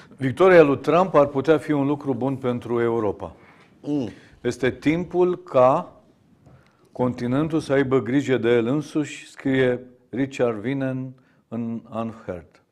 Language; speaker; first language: Romanian; native; Romanian